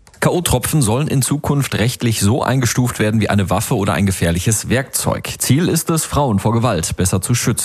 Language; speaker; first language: German; native; German